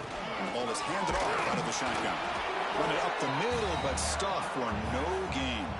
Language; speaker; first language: English; native; English